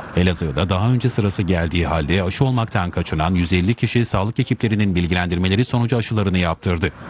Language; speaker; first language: Turkish; native; Turkish